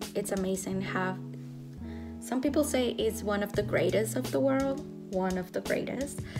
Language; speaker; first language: English; non-native, fluent; Spanish